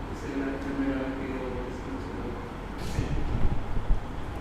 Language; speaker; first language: Spanish; non-native, local second language; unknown